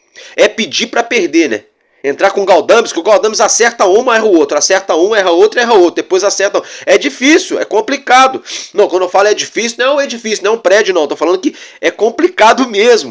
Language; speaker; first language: Portuguese; native; Portuguese